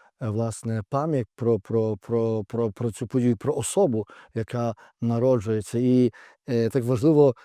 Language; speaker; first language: Ukrainian; native; Ukrainian